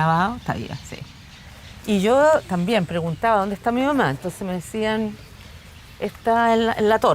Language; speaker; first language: Spanish; native; Spanish